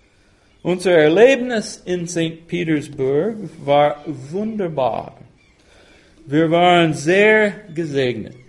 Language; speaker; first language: German; non-native, fluent; English